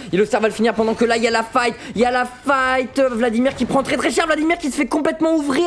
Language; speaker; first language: French; native; French